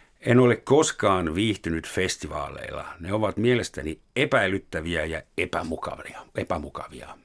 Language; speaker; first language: Finnish; non-native, fluent; German